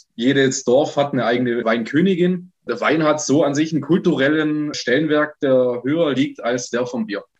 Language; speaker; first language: German; native; German